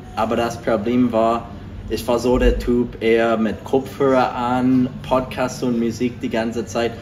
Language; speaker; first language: German; non-native, fluent; English